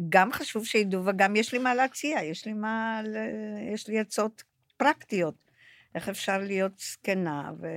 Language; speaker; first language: Hebrew; non-native, fluent; Romanian